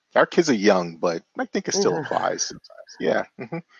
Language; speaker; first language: English; native; English